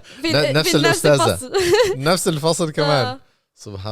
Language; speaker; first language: Arabic; non-native, fluent; English